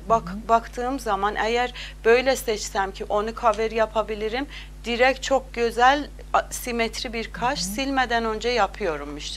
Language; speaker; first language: Turkish; non-native, learner; Azerbaijani